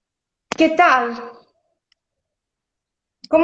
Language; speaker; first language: Spanish; non-native, fluent; Italian